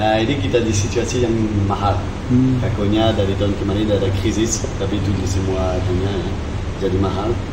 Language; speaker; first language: Indonesian; non-native, fluent; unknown